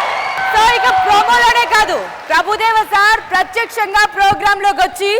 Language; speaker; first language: Telugu; native; Telugu